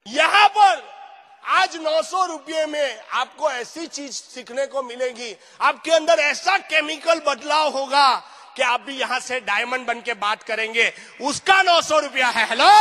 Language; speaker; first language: Hindi; non-native, local second language; Gujarati